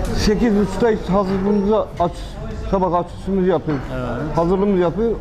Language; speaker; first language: Turkish; native; Turkish